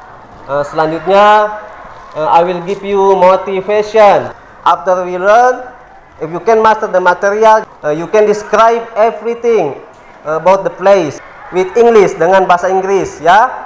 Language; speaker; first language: English; non-native, learner; Indonesian